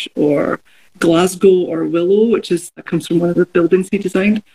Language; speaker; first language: English; native; English